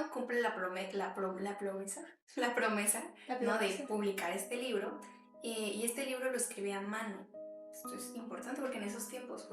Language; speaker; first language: Spanish; native; Spanish